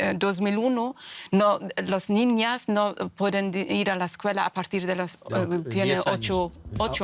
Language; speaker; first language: Spanish; non-native, fluent; Persian